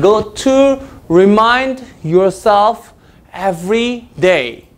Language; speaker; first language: English; non-native, fluent; Korean